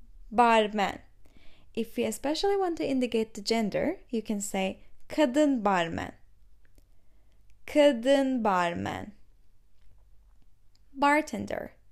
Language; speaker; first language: English; non-native, fluent; Turkish